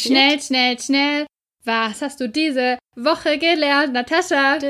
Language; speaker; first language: German; native; German